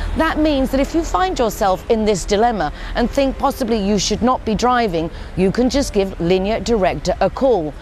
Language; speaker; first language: English; native; English